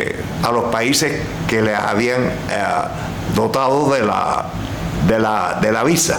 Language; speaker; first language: Spanish; native; Spanish